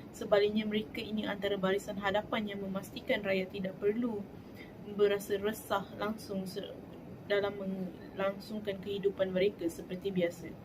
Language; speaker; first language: Malay; native; Malay